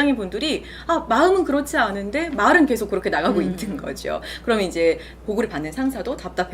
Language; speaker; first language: Korean; native; Korean